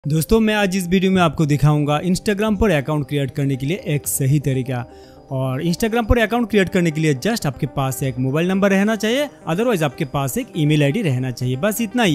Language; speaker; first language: Hindi; non-native, local second language; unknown